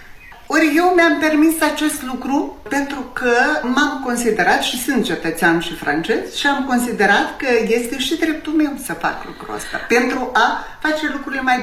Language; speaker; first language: Romanian; native; Romanian